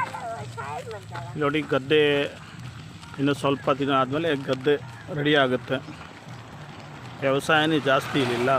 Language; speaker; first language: Kannada; non-native, local second language; Urdu